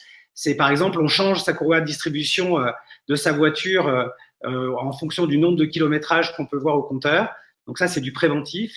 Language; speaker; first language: French; native; French